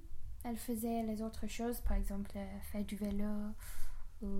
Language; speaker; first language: French; non-native, learner; English